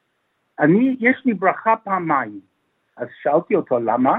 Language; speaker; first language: Hebrew; non-native, fluent; English